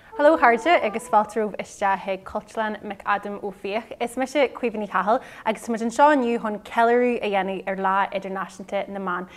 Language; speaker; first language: Irish; non-native, local second language; English